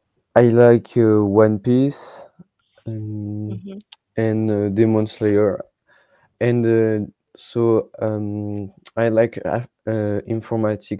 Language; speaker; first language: English; non-native, learner; French